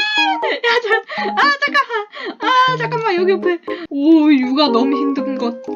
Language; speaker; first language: Korean; native; Korean